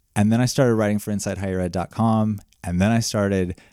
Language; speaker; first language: English; native; English